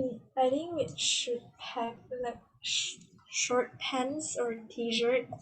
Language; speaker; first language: English; non-native, learner; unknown